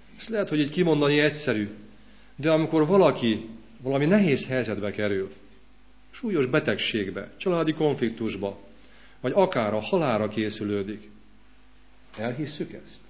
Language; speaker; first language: Hungarian; native; Hungarian